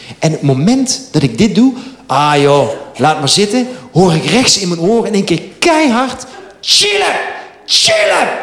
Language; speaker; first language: Dutch; native; Dutch